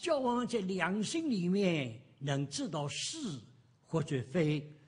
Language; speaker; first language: Chinese; native; Chinese